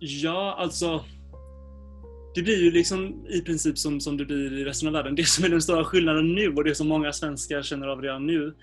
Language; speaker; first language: Swedish; native; Swedish